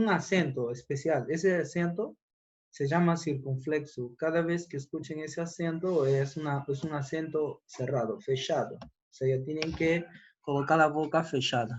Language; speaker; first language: Portuguese; non-native, fluent; Spanish